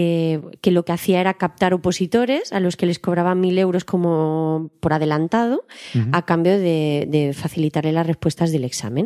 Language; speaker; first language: Spanish; native; Spanish